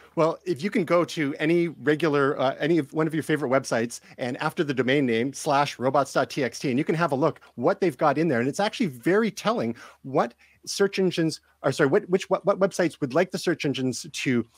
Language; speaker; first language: English; native; English